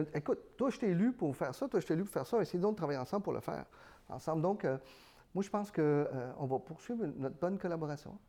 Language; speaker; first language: French; early bilingual, other home language; Spanish